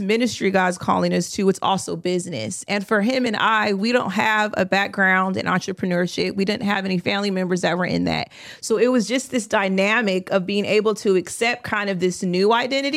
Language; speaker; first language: English; native; English